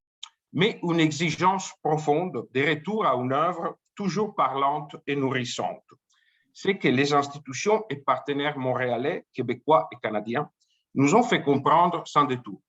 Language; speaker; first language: French; native; French